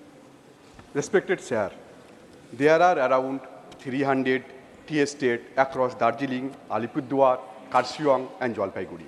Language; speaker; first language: English; non-native, local second language; Bangla